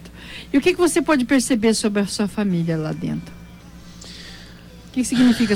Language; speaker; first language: Portuguese; native; Portuguese